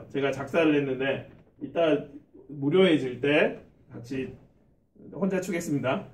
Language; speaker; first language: Korean; native; Korean